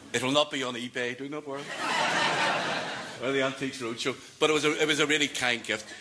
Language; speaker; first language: English; native; English